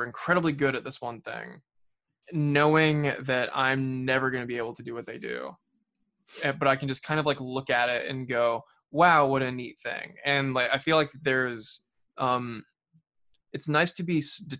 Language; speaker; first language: English; native; English